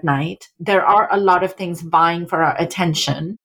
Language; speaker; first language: English; non-native, local second language; Hindi